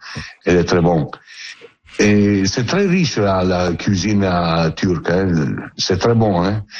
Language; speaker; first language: French; non-native, learner; Italian